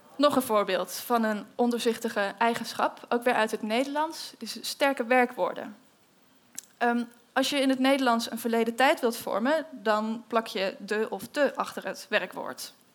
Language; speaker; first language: Dutch; native; Dutch